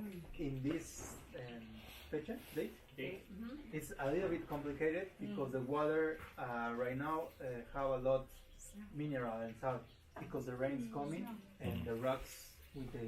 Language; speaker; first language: English; non-native, learner; Spanish